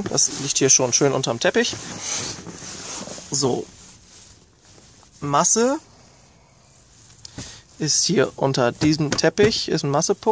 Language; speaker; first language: German; native; German